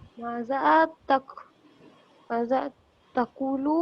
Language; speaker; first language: Arabic; non-native, learner; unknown